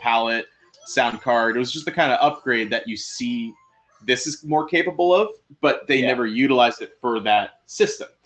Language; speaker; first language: English; native; English